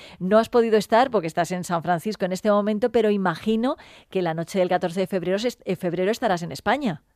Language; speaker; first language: Spanish; native; Spanish